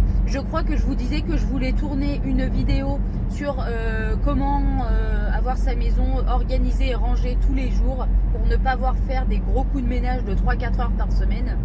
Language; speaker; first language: French; native; French